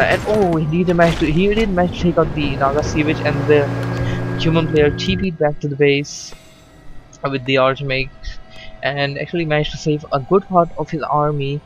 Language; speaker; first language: English; non-native, fluent; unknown